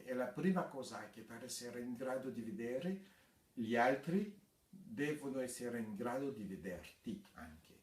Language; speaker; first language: Italian; non-native, fluent; French